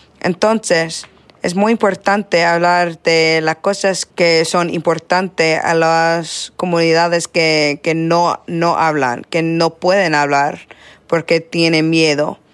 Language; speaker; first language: Spanish; non-native, learner; English